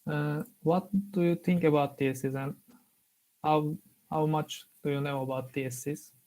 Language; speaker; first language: English; non-native, learner; Turkish